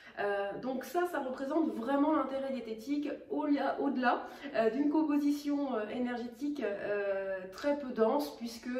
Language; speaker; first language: French; native; French